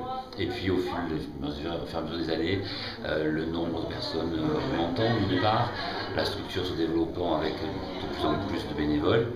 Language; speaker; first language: French; native; French